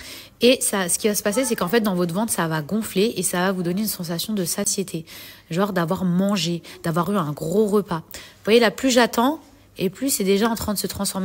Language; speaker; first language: French; native; French